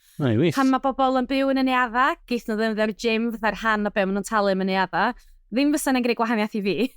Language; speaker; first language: Welsh; native; Welsh